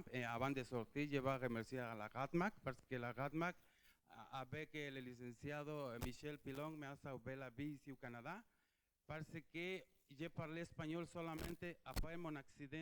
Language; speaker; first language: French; non-native, learner; Spanish